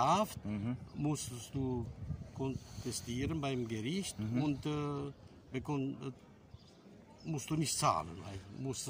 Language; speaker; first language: German; non-native, fluent; Romanian